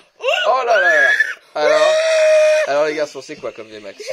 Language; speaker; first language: French; native; French